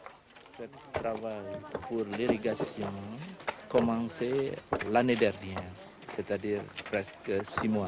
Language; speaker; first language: French; non-native, learner; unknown